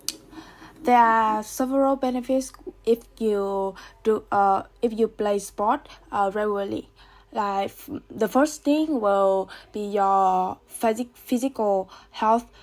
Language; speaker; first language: English; non-native, learner; Vietnamese